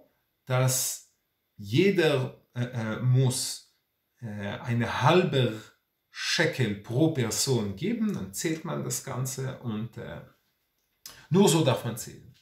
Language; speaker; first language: German; non-native, fluent; Hebrew